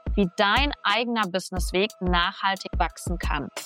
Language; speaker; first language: German; native; German